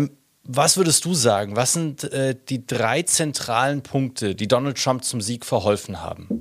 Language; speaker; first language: German; native; German